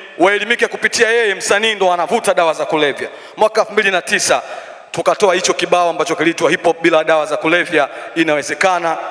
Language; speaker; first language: Swahili; native; Swahili